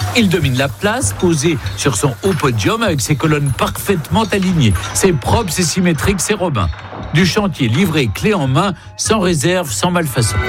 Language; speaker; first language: French; native; French